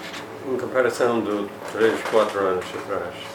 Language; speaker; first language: Portuguese; non-native, fluent; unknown